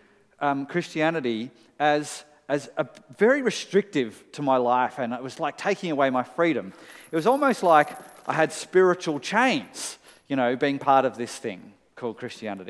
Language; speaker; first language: English; native; English